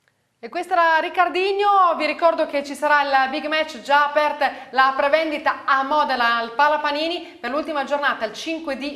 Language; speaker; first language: Italian; native; Italian